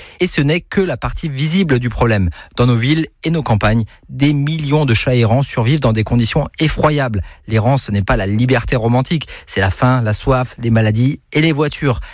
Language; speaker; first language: French; native; French